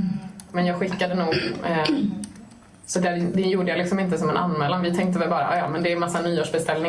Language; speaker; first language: Swedish; native; Swedish